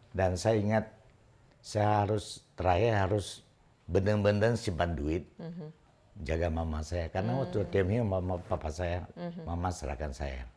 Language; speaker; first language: Indonesian; non-native, local second language; Min Nan Chinese